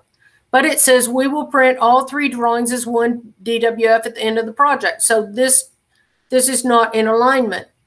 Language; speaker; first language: English; native; English